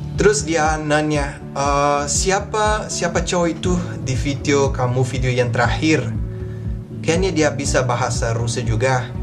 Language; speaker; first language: Indonesian; non-native, fluent; Portuguese